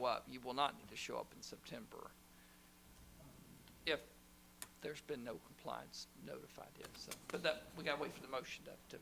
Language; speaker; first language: English; native; English